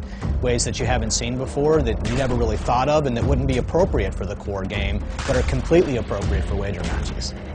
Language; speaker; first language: English; native; English